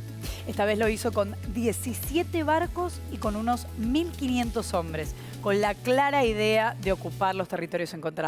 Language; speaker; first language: Spanish; native; Spanish